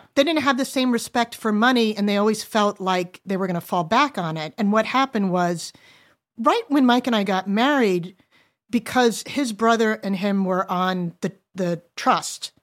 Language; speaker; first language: English; native; English